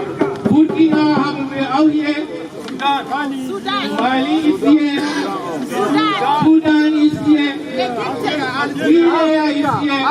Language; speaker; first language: German; non-native, fluent; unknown